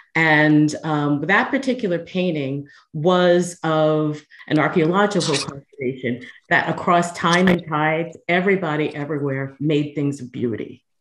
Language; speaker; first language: English; native; English